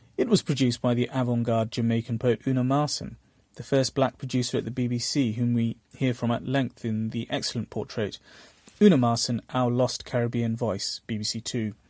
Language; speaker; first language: English; early bilingual, other home language; Bangla